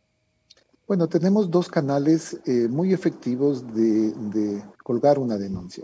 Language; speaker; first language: Spanish; native; Spanish